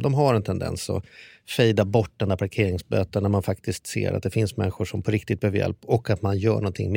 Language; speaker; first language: Swedish; native; Swedish